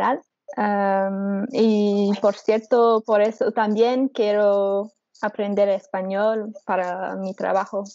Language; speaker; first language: Spanish; non-native, learner; English